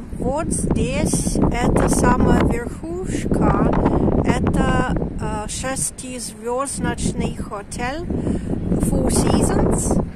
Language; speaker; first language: Russian; non-native, learner; English